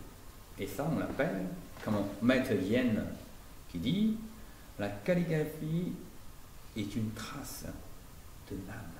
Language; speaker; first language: French; non-native, fluent; Chinese